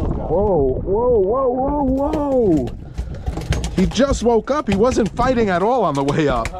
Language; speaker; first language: English; native; English